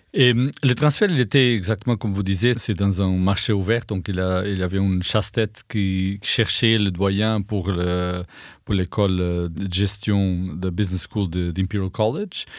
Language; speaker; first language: French; non-native, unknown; Portuguese